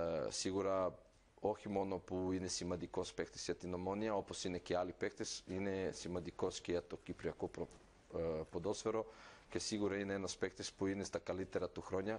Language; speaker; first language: Greek; non-native, fluent; Serbian